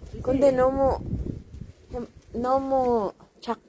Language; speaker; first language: Korean; non-native, learner; Filipino